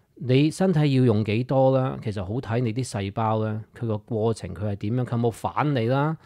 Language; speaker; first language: Cantonese; early bilingual, heritage; English